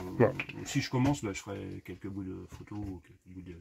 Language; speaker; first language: French; native; French